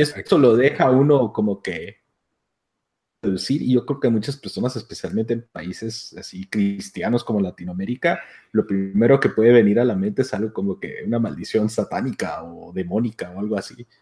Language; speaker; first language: Spanish; native; Spanish